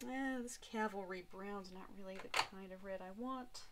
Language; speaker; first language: English; native; English